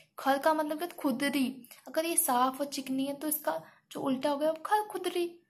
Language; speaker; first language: Hindi; native; Hindi